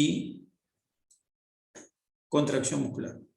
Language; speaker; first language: Spanish; native; Spanish